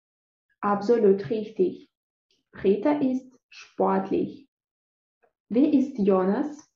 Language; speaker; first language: German; non-native, fluent; Russian